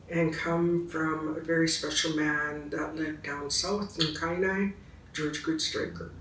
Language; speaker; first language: English; native; English